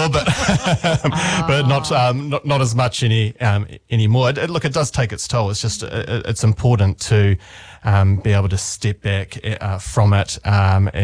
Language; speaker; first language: English; native; English